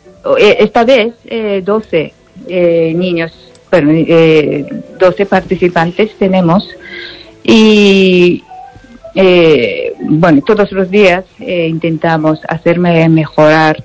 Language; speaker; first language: Spanish; non-native, learner; Japanese